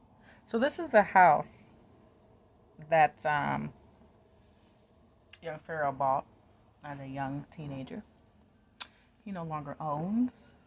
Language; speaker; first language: English; native; English